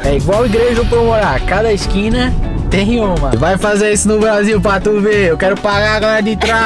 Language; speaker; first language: Portuguese; native; Portuguese